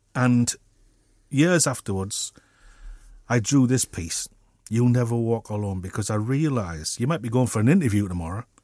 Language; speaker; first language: English; native; English